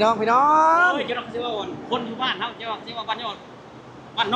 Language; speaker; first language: Thai; non-native, local second language; Lao